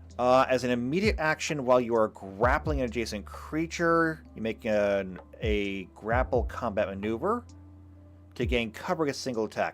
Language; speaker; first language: English; native; English